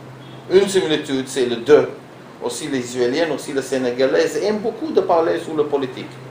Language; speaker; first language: French; non-native, learner; Hebrew